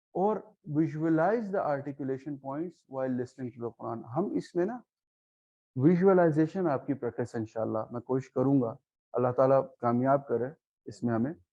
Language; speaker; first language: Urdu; non-native, local second language; Khowar